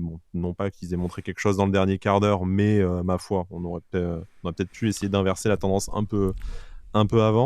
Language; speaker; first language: French; native; French